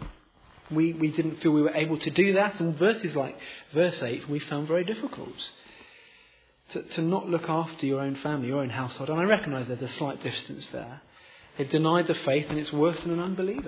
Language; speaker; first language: English; native; English